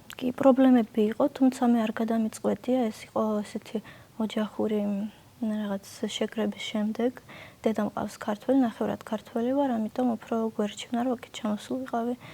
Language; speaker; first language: Georgian; non-native, local second language; Russian